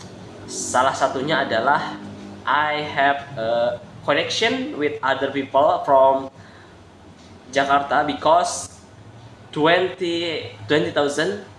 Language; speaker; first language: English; non-native, learner; Indonesian